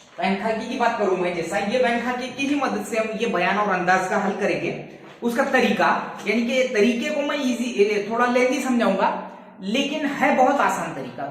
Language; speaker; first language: Hindi; native; Hindi